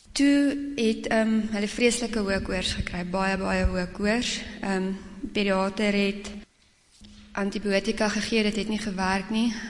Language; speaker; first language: Afrikaans; native; Afrikaans